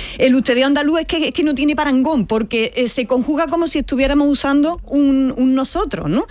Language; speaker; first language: Spanish; native; Spanish